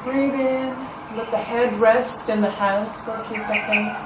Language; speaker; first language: English; non-native, fluent; Swedish